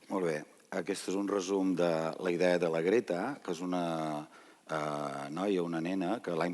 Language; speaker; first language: Catalan; native; Catalan